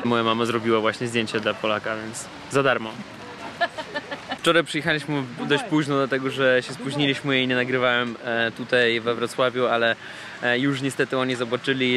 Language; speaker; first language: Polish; non-native, fluent; Russian